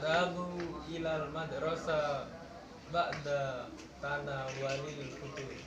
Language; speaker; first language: Arabic; non-native, learner; Indonesian